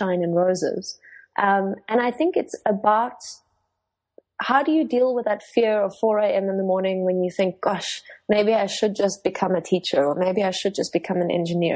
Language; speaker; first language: English; non-native, local second language; Afrikaans